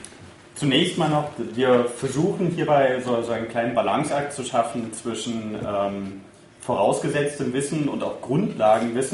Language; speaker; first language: German; native; German